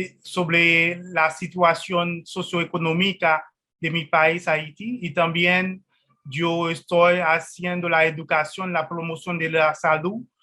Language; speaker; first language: Spanish; non-native, fluent; Haitian Creole